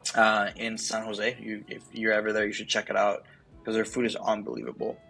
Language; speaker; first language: English; early bilingual, other home language; Spanish